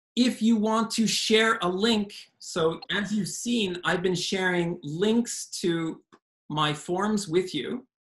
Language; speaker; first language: English; native; English